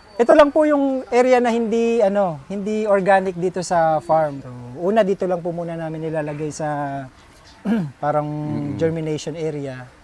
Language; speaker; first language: Filipino; native; Filipino